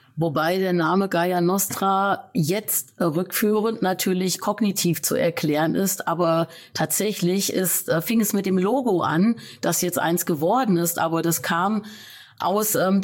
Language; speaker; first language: German; native; German